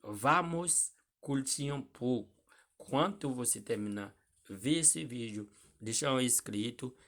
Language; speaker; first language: Portuguese; non-native, learner; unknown